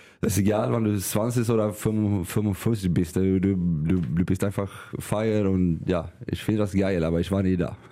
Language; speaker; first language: German; non-native, learner; Swedish